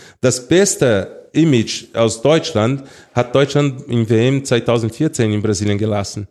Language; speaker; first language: German; non-native, fluent; Portuguese